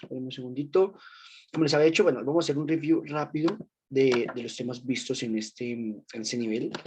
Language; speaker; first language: Spanish; native; Spanish